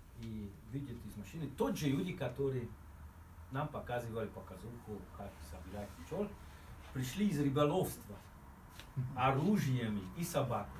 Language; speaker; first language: Russian; non-native, fluent; Hungarian